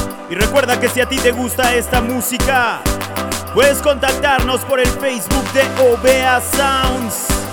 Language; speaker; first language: Spanish; native; Spanish